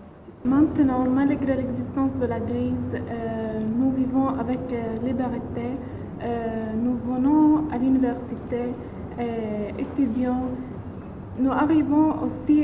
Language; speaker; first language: French; non-native, learner; Arabic